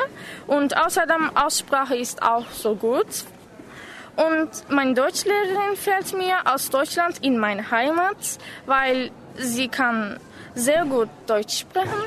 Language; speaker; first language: German; non-native, learner; Turkish